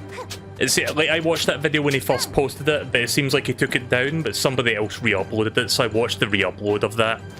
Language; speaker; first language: English; native; English